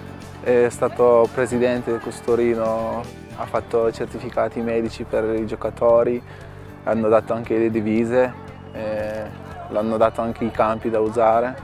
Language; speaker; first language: Italian; non-native, fluent; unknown